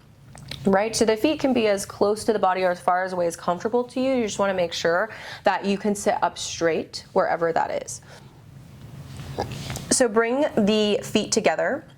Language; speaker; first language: English; native; English